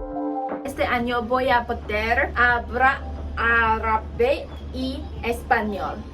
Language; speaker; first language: Spanish; non-native, learner; Chinese